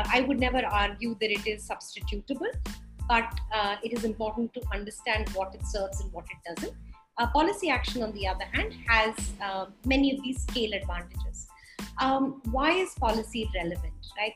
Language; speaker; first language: English; non-native, local second language; Hindi